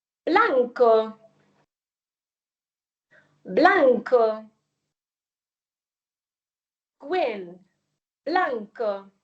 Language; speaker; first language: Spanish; non-native, fluent; Welsh